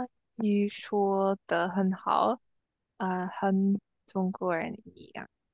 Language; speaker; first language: Chinese; non-native, learner; English